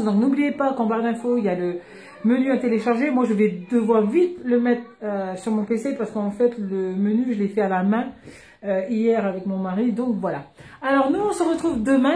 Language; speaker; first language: French; native; French